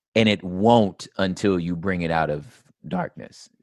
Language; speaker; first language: English; native; English